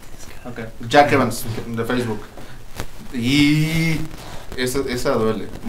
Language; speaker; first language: Spanish; native; Spanish